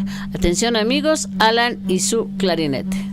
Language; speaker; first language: Spanish; native; Spanish